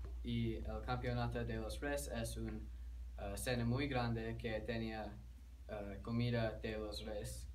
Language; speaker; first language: Spanish; non-native, learner; English